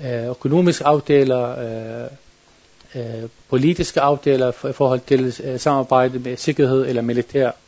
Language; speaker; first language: Danish; non-native, learner; Arabic